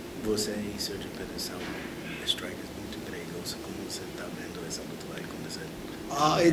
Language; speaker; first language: Portuguese; non-native, learner; English